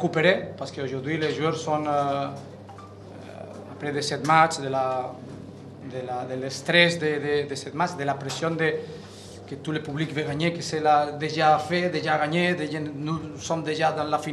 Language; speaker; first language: French; non-native, learner; Catalan